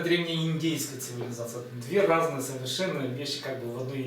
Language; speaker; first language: Russian; native; Russian